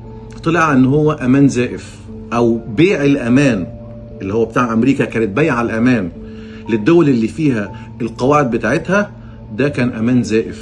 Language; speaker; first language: Arabic; native; Arabic